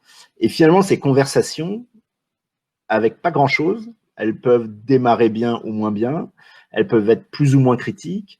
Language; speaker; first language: French; native; French